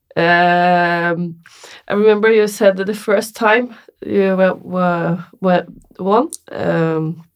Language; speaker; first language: English; non-native, learner; Norwegian